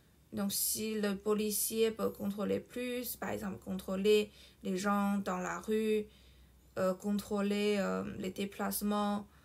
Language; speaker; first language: French; non-native, fluent; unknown